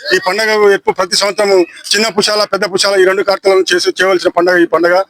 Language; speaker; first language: Telugu; non-native, local second language; Lambadi